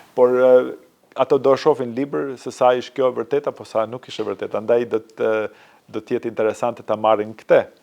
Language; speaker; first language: Albanian; native; Albanian